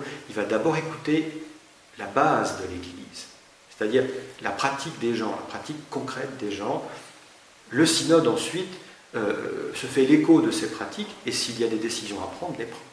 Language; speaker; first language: French; native; French